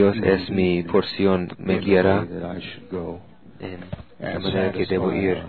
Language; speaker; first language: Spanish; non-native, learner; English